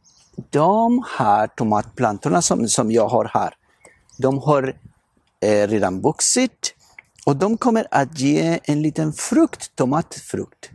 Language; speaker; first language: Swedish; non-native, fluent; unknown